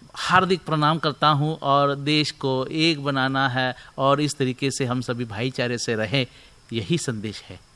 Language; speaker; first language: Hindi; non-native, local second language; Marathi